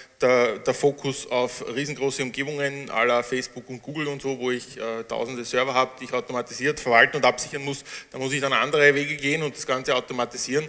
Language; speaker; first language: German; native; German